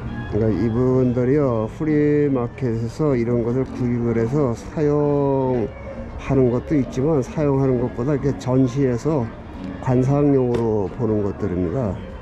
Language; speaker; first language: Korean; native; Korean